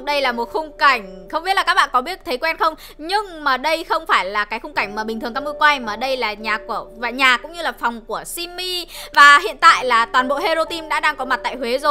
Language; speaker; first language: Vietnamese; native; Vietnamese